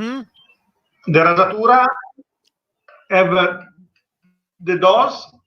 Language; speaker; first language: English; non-native, learner; Italian